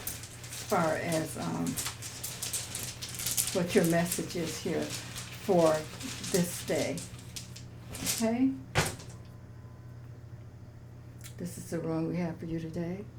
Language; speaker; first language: English; native; English